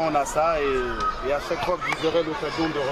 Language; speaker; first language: French; native; French